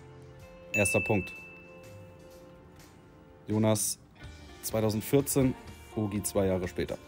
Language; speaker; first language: German; native; German